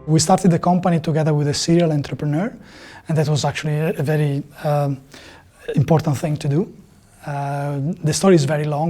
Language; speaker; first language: English; non-native, fluent; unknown